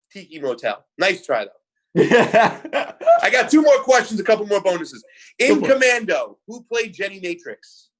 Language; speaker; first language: English; native; English